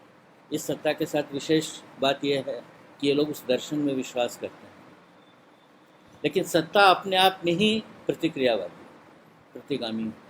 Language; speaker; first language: Hindi; native; Hindi